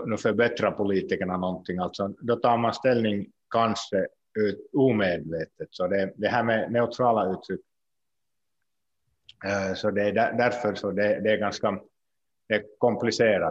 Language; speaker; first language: Swedish; non-native, local second language; Finnish